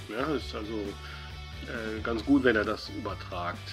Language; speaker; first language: German; native; German